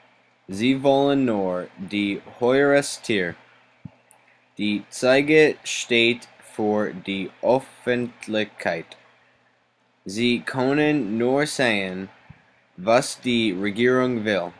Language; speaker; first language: German; non-native, learner; English